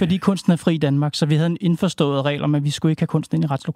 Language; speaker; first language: Danish; native; Danish